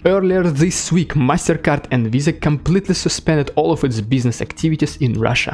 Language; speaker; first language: English; non-native, fluent; Russian